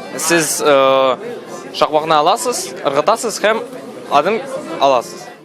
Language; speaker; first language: Tatar; non-native, local second language; Russian